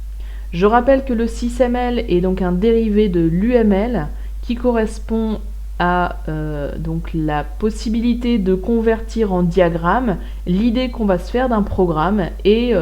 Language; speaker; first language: French; native; French